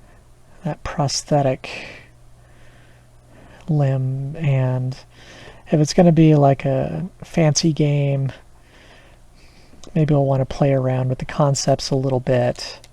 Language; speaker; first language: English; native; English